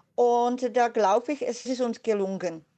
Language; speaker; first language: German; non-native, fluent; Czech